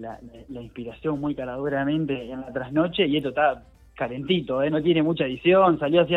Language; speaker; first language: Spanish; native; Spanish